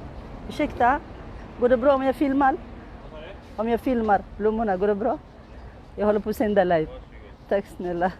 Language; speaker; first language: Swedish; non-native, learner; Tigrinya